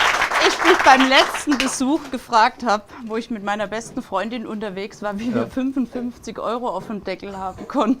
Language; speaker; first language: German; native; German